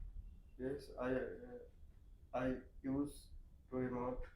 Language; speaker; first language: English; non-native, learner; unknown